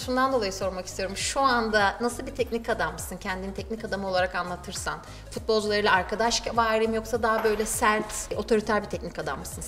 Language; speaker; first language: Turkish; native; Turkish